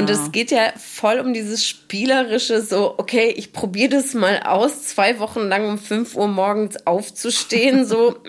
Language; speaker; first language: German; native; German